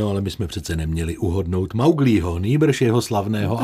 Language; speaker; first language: Czech; native; Czech